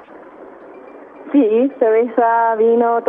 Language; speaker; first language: Spanish; non-native, learner; English